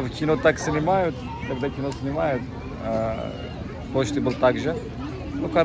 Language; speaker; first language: Russian; non-native, learner; Turkish